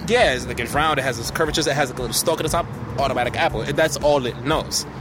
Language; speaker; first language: English; early bilingual, other home language; Haitian Creole